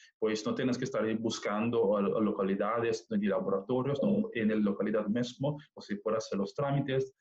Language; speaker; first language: Spanish; non-native, fluent; Papiamento